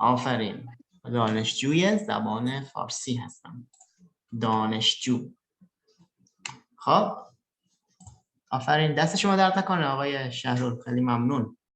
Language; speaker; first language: Persian; early bilingual, other home language; Indonesian